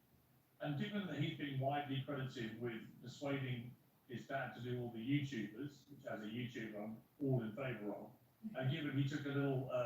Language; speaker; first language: English; native; English